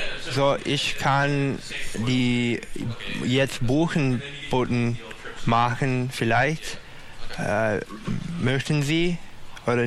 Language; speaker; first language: German; non-native, learner; English